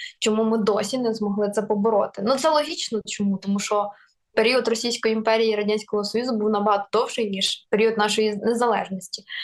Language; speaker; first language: Ukrainian; non-native, local second language; Russian